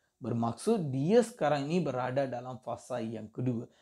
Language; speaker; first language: Malay; non-native, local second language; Tamil